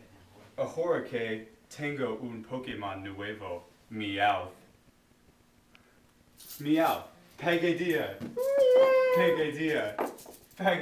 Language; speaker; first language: Spanish; non-native, learner; English